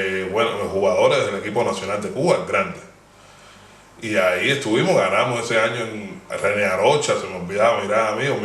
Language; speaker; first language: Spanish; native; Spanish